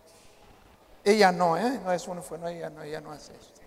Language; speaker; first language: Spanish; non-native, fluent; Haitian Creole